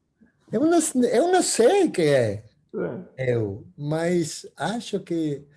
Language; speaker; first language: Portuguese; non-native, fluent; Spanish